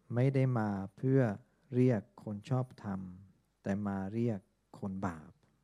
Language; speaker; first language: Thai; non-native, fluent; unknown